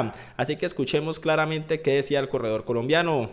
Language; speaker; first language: Spanish; native; Spanish